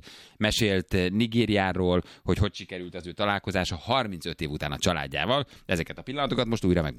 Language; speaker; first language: Hungarian; native; Hungarian